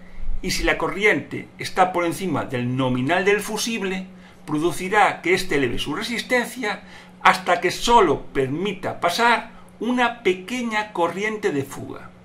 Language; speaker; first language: Spanish; native; Spanish